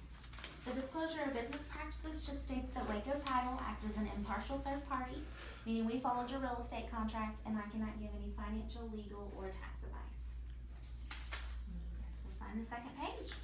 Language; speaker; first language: English; native; English